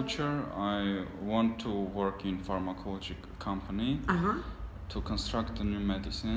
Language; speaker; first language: English; non-native, learner; Armenian